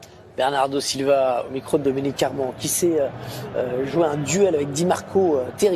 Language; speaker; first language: French; native; French